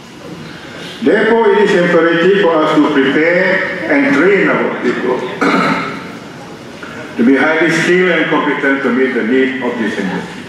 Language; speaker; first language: English; non-native, local second language; Malay